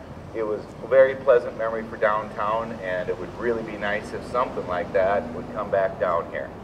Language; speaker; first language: English; native; English